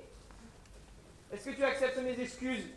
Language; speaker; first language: French; native; French